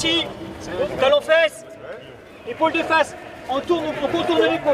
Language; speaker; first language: French; native; French